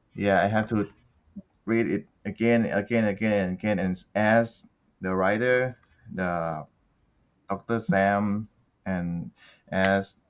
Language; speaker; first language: English; non-native, learner; Thai